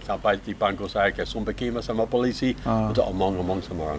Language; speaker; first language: Indonesian; non-native, learner; English